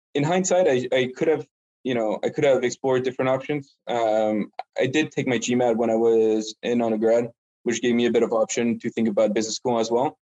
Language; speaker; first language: English; non-native, fluent; French